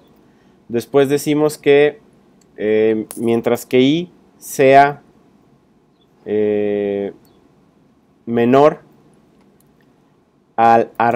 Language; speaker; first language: Spanish; native; Spanish